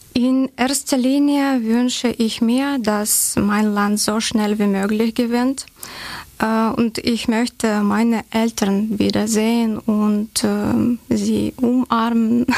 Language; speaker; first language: German; non-native, learner; Ukrainian